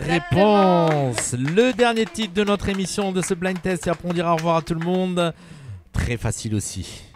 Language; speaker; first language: French; native; French